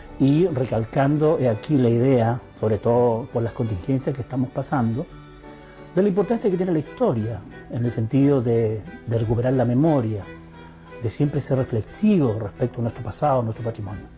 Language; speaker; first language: Spanish; native; Spanish